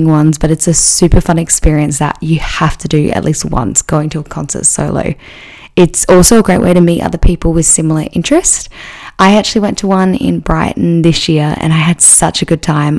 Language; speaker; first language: English; native; English